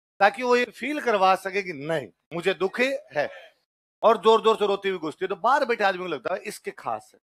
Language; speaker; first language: Hindi; native; Hindi